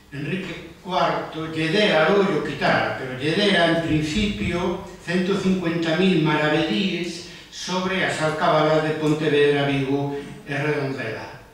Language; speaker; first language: Spanish; non-native, local second language; Galician